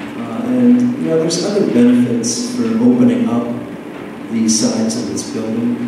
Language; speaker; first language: English; native; English